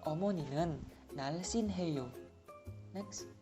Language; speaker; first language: Korean; non-native, fluent; Indonesian